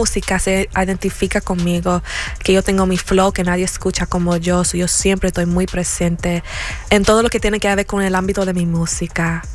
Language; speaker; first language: Spanish; early bilingual, heritage; Spanish